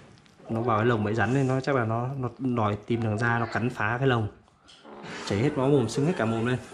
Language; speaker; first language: Vietnamese; native; Vietnamese